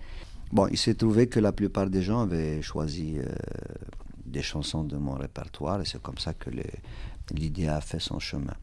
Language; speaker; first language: French; non-native, local second language; Kabyle